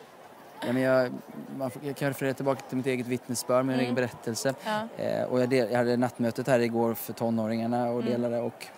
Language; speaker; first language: Swedish; native; Swedish